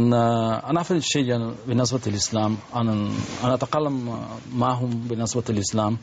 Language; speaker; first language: Arabic; non-native, learner; Spanish